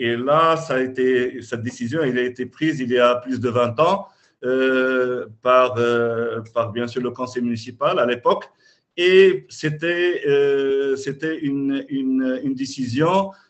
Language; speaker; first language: French; non-native, local second language; Arabic